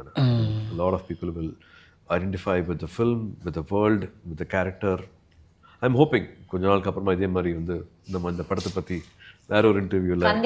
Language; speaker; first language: Tamil; native; Tamil